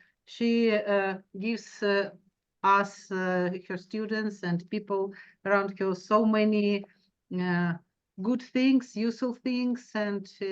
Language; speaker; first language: English; non-native, learner; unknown